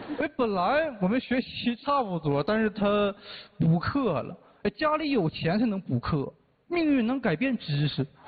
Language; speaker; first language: Chinese; native; Chinese